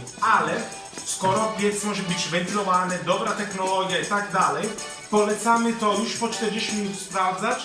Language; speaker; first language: Polish; non-native, learner; Italian